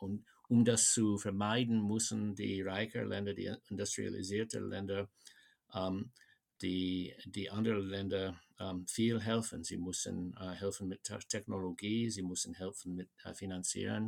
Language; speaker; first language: German; non-native, fluent; English